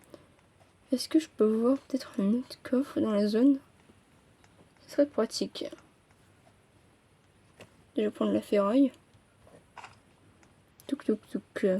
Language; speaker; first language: French; native; French